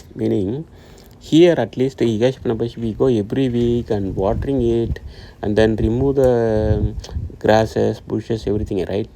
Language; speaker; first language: English; non-native, local second language; Tamil